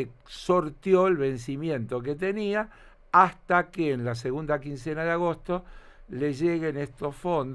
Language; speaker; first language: Spanish; native; Spanish